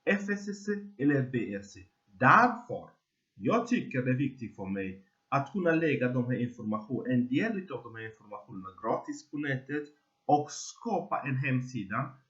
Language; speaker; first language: Swedish; non-native, fluent; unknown